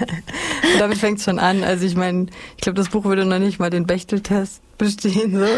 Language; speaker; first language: German; native; German